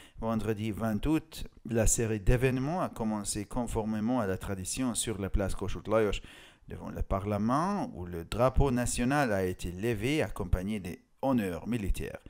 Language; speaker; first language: French; non-native, fluent; Hungarian